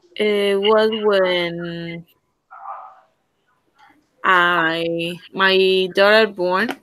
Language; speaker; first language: English; non-native, learner; Spanish